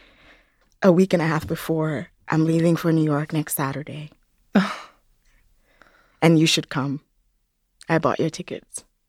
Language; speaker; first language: English; non-native, local second language; Yoruba